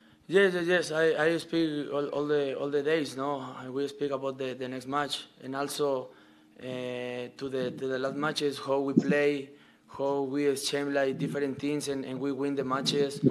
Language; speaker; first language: English; non-native, learner; Spanish